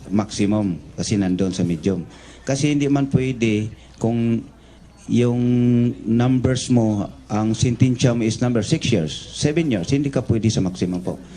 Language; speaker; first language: Filipino; non-native, local second language; Cebuano